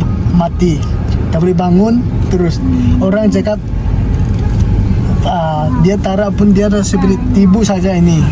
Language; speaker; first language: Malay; non-native, learner; Tedim Chin